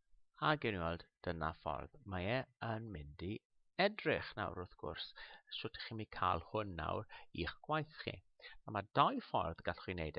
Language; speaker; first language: Welsh; non-native, local second language; English